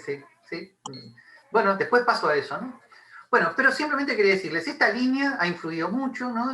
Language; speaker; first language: Spanish; native; Spanish